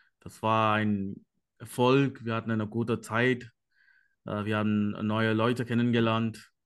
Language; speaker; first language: German; non-native, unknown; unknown